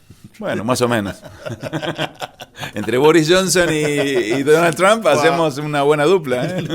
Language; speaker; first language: Spanish; native; Spanish